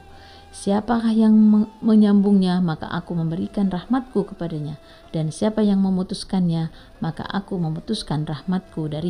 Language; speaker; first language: Indonesian; native; Indonesian